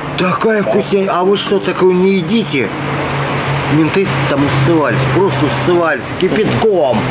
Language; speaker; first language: Russian; native; Russian